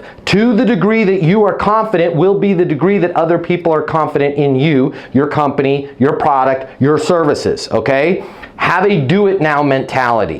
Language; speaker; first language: English; native; English